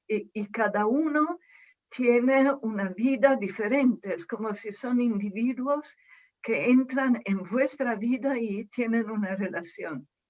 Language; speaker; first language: Spanish; non-native, fluent; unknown